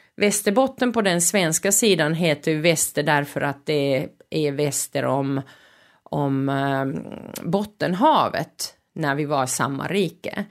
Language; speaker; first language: Swedish; non-native, local second language; Finnish